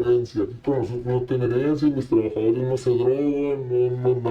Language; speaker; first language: Spanish; native; Spanish